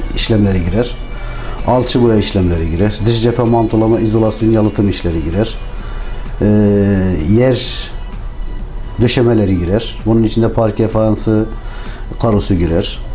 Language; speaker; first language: Turkish; native; Turkish